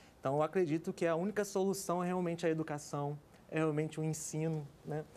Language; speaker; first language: Portuguese; native; Portuguese